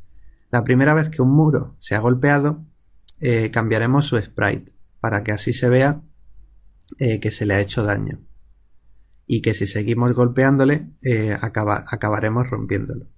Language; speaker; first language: Spanish; native; Spanish